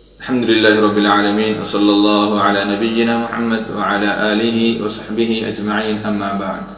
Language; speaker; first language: Urdu; non-native, local second language; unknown